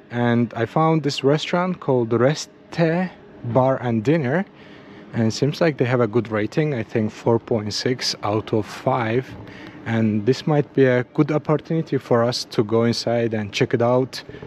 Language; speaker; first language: English; non-native, fluent; Azerbaijani